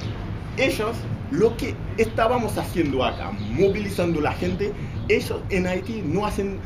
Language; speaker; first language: Spanish; non-native, fluent; Haitian Creole